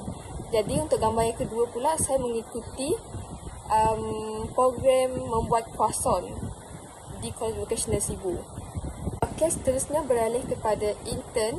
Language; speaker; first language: Malay; native; Malay